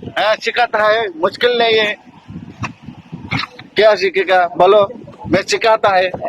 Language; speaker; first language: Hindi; non-native, learner; Bangla